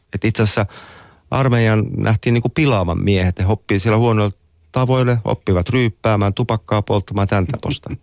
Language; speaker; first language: Finnish; native; Finnish